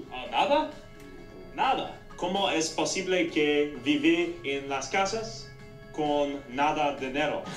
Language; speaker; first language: Spanish; non-native, learner; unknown